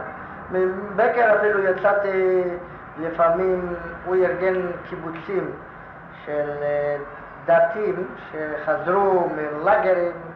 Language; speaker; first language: Hebrew; non-native, fluent; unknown